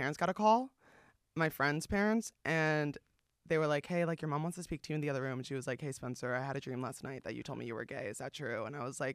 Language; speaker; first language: English; native; English